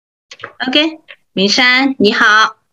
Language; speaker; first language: Chinese; non-native, fluent; Vietnamese